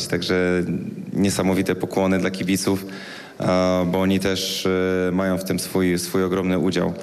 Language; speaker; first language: Polish; native; Polish